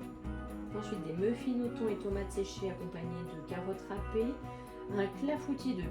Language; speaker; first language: French; native; French